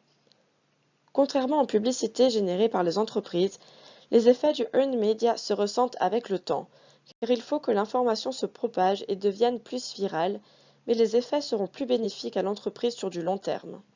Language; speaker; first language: French; native; French